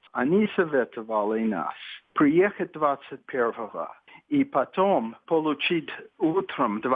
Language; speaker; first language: Russian; non-native, fluent; English